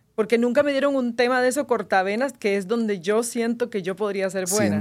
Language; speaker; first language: Spanish; native; Spanish